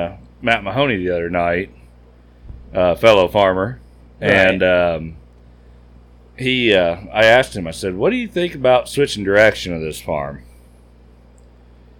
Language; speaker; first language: English; native; English